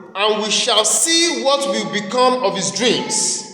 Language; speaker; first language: English; non-native, local second language; Yoruba